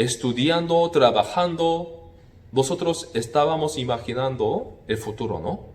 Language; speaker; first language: Spanish; non-native, fluent; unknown